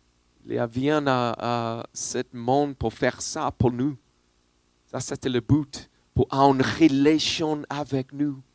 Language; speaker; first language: French; non-native, learner; English